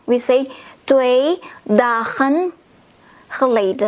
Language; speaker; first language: Dutch; non-native, fluent; Indonesian